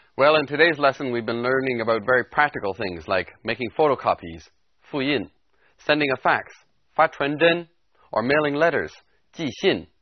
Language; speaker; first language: English; native; English